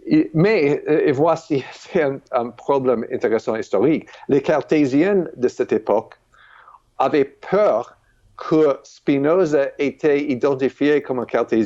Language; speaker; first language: French; non-native, fluent; English